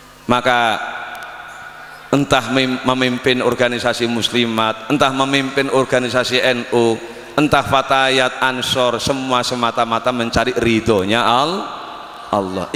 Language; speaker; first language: Indonesian; non-native, local second language; Javanese